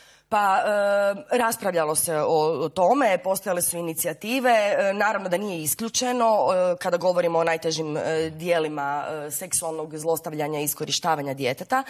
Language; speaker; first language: Croatian; native; Croatian